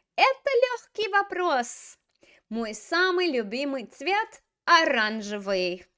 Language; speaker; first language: Russian; non-native, fluent; English